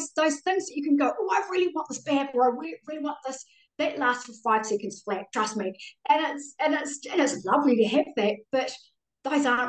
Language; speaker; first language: English; native; English